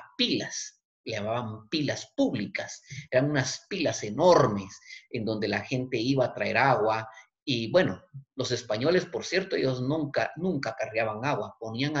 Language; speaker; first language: Spanish; native; Spanish